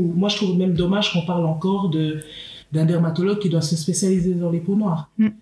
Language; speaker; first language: French; native; French